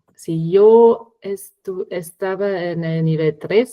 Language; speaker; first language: Spanish; non-native, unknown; German